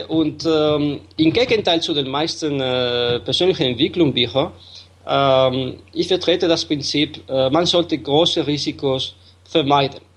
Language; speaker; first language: German; non-native, fluent; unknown